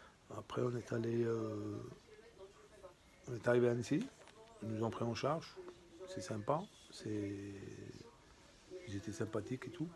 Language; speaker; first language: French; native; French